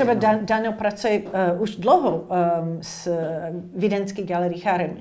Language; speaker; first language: Czech; non-native, learner; English